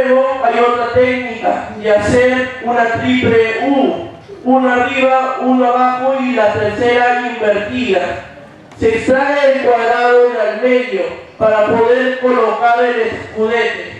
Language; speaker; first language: Spanish; native; Spanish